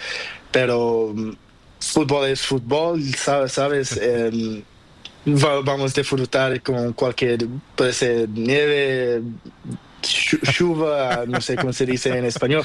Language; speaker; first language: Spanish; non-native, learner; Portuguese